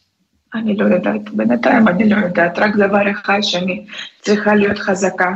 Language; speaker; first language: Hebrew; non-native, fluent; Russian